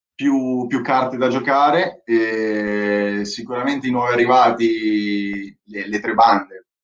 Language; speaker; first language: Italian; native; Italian